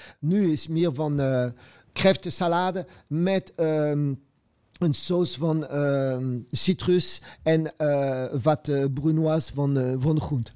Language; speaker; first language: Dutch; non-native, fluent; French